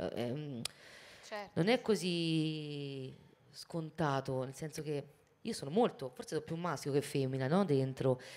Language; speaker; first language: Italian; native; Italian